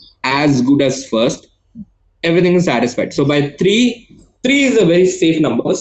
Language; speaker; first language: English; non-native, local second language; Telugu